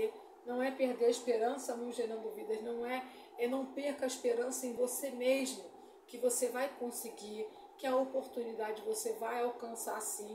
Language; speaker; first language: Portuguese; native; Portuguese